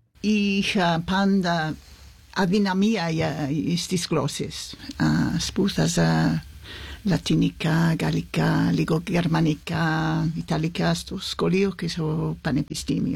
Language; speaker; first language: Greek; non-native, fluent; English